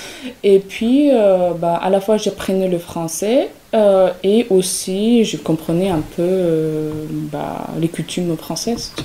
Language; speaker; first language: French; non-native, fluent; Georgian